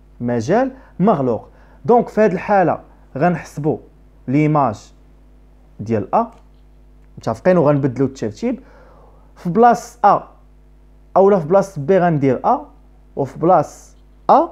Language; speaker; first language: Arabic; native; Arabic